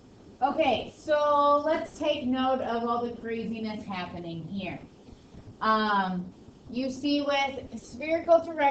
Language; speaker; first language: English; native; English